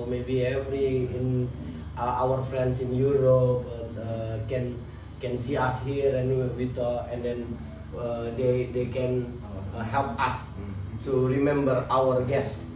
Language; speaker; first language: English; non-native, learner; Indonesian